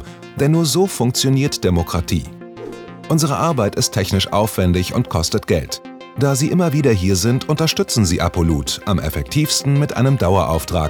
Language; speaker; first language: German; native; German